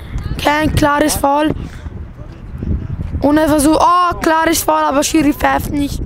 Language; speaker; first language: German; non-native, learner; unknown